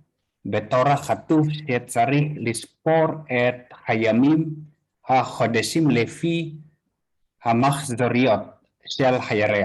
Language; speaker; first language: Hebrew; non-native, learner; Indonesian